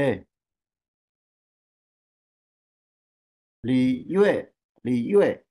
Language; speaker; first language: Chinese; non-native, learner; Swahili